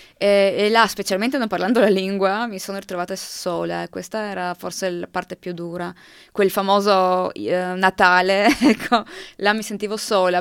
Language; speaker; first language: Italian; non-native, local second language; Slovenian